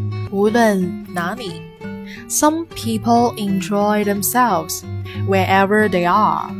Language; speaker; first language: English; non-native, fluent; Chinese